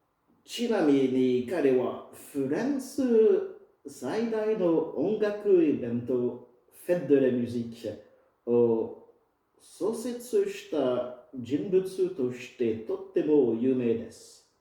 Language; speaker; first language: Japanese; non-native, fluent; French